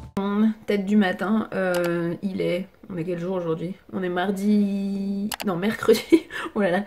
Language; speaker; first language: French; native; French